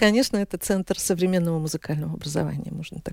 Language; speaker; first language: Russian; native; Russian